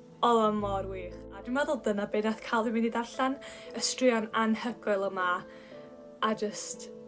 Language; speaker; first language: Welsh; native; Welsh